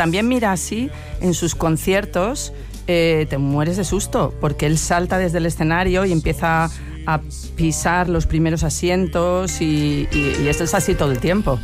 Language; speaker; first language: Spanish; native; Spanish